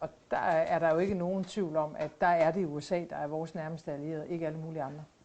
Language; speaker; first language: Danish; native; Danish